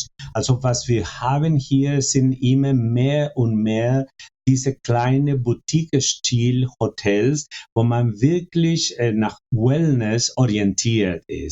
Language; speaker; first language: German; non-native, fluent; Spanish